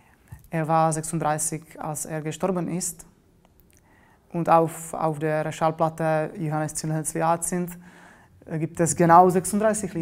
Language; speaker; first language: German; non-native, fluent; Czech